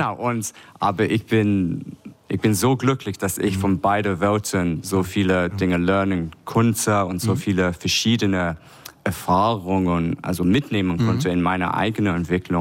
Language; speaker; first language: German; non-native, fluent; English